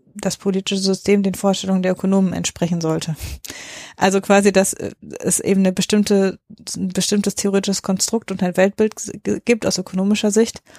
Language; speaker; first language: German; native; German